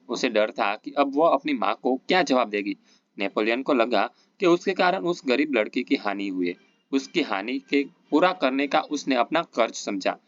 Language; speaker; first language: Hindi; non-native, local second language; Gujarati